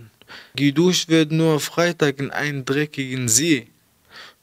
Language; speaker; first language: German; early bilingual, other home language; Arabic